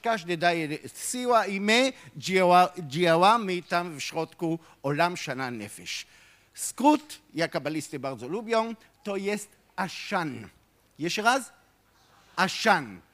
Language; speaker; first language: Polish; non-native, fluent; Hebrew